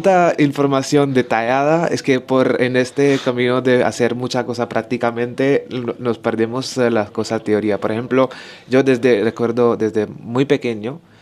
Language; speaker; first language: Spanish; non-native, learner; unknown